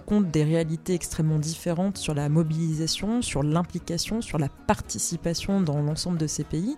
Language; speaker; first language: French; native; French